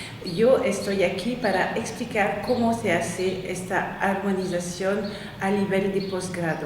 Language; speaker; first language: Spanish; non-native, fluent; French